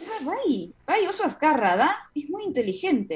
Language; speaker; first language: Basque; non-native, learner; Spanish